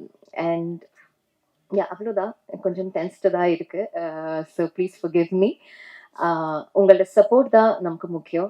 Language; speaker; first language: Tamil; non-native, local second language; Malayalam